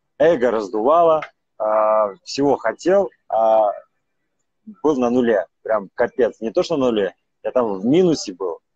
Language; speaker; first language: Russian; native; Russian